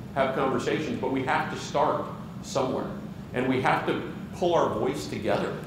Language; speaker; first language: English; native; English